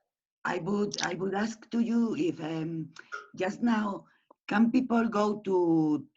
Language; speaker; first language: English; non-native, learner; Spanish